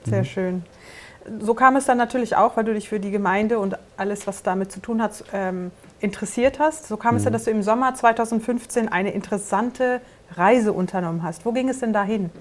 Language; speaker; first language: German; native; German